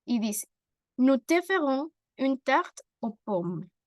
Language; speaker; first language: French; non-native, learner; Spanish